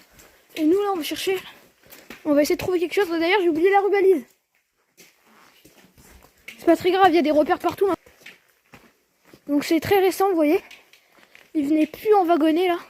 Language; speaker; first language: French; native; French